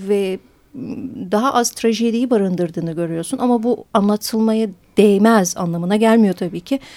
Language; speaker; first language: Turkish; early bilingual, heritage; Turkish